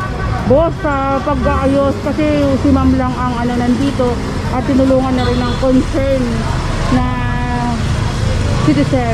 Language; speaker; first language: Filipino; native; Filipino